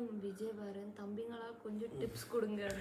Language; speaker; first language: Tamil; non-native, learner; Malayalam